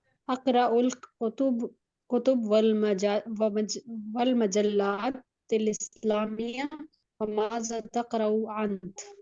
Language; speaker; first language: Arabic; non-native, learner; Urdu